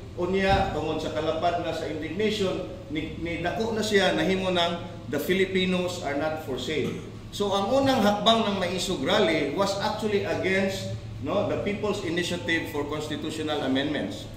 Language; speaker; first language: Cebuano; native; Cebuano